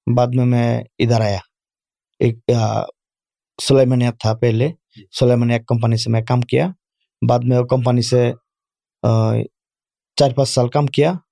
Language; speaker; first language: Urdu; non-native, learner; Bangla